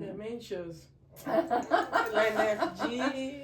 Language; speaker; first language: French; non-native, learner; Spanish